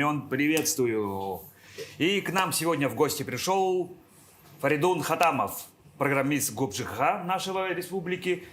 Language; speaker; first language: Russian; native; Russian